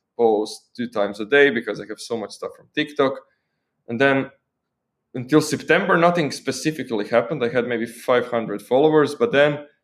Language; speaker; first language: English; non-native, fluent; Croatian